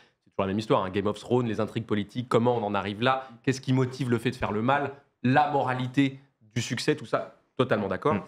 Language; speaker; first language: French; native; French